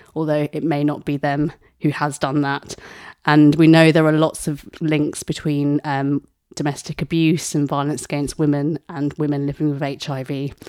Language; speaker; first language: English; native; English